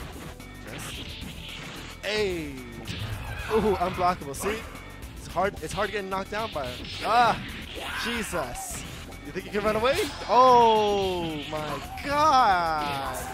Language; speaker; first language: English; native; English